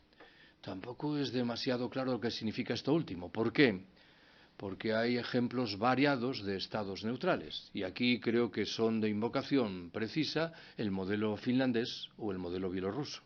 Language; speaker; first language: Spanish; native; Spanish